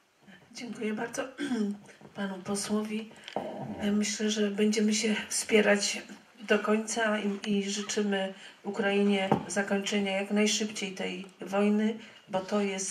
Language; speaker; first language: Ukrainian; non-native, learner; Polish